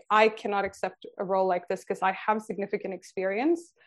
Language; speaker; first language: English; non-native, fluent; Swedish